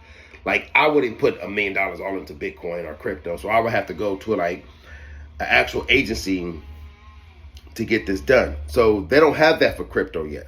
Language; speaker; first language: English; native; English